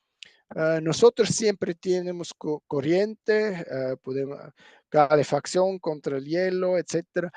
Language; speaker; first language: Spanish; non-native, fluent; German